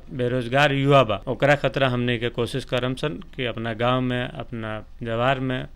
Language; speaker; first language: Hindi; native; Hindi